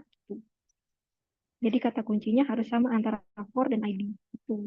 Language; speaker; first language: Indonesian; native; Indonesian